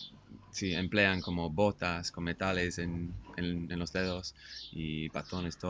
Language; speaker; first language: Spanish; non-native, fluent; English